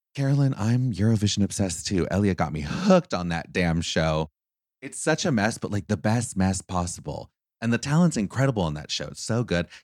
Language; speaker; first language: English; early bilingual, other home language; Spanish